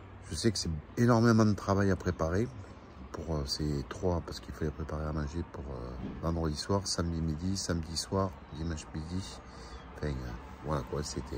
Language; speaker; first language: French; native; French